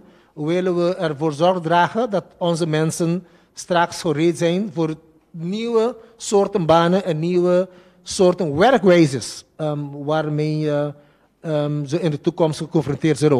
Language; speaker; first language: Dutch; non-native, local second language; Papiamento